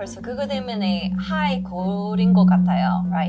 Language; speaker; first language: Korean; non-native, fluent; English